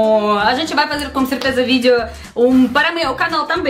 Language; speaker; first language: Portuguese; non-native, learner; Russian